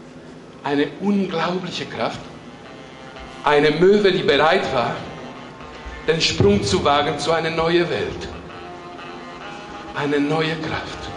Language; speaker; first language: German; non-native, fluent; Italian